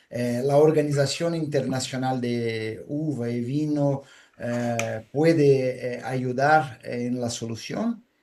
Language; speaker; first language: Spanish; non-native, fluent; Portuguese